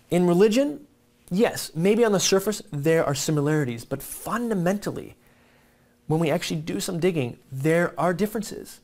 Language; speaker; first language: English; native; English